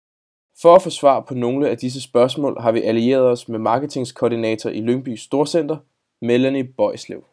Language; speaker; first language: Danish; native; Danish